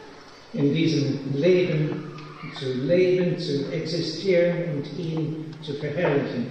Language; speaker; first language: German; non-native, fluent; Polish